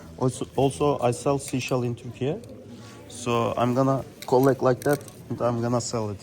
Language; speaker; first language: English; non-native, learner; Turkish